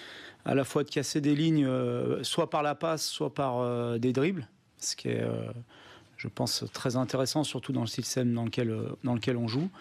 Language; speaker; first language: French; native; French